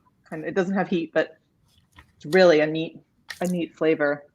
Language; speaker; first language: English; native; English